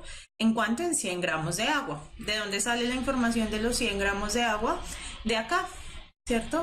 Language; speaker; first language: Spanish; native; Spanish